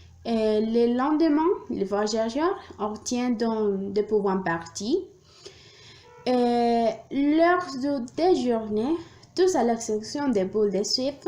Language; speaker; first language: French; non-native, learner; Spanish